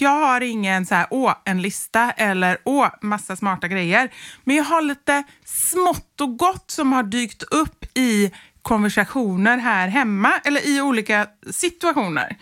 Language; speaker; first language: Swedish; native; Swedish